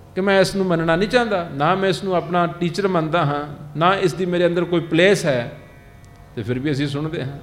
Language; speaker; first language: Punjabi; early bilingual, heritage; Punjabi